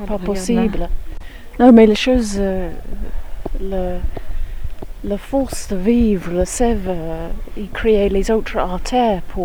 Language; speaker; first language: French; non-native, fluent; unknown